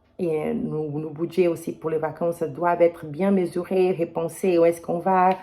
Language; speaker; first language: French; non-native, fluent; Portuguese